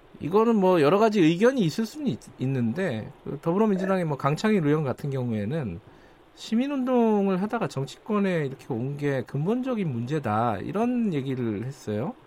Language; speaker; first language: Korean; native; Korean